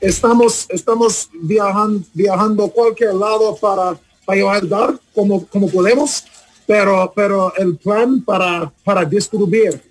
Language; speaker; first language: Spanish; non-native, learner; English